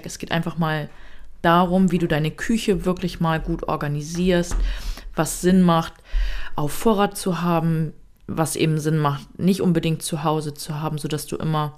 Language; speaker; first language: German; native; German